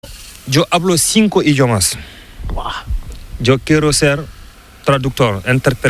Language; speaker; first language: Spanish; non-native, learner; Fula